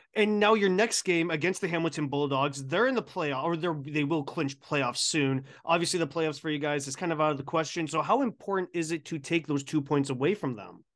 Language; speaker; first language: English; native; English